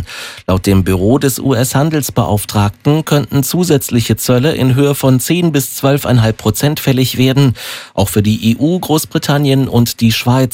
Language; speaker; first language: German; native; German